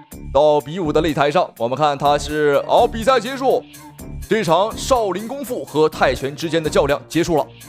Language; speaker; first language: Chinese; native; Chinese